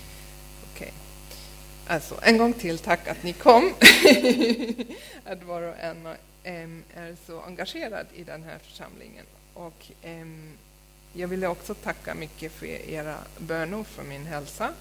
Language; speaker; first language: Swedish; non-native, fluent; German